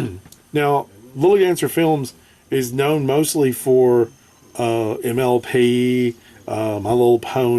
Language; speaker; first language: English; native; English